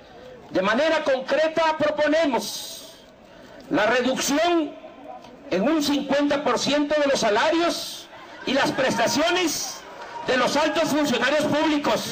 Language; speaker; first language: Spanish; native; Spanish